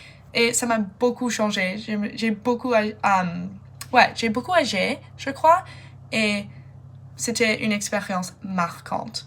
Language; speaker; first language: French; non-native, fluent; English